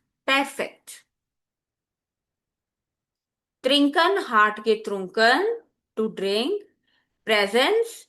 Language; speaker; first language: German; non-native, learner; Hindi